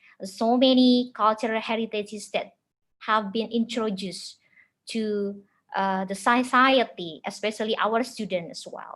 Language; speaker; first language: English; non-native, fluent; Indonesian